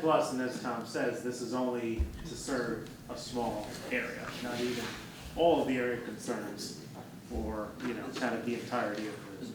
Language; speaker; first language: English; native; English